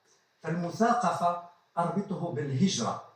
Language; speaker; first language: Arabic; native; Arabic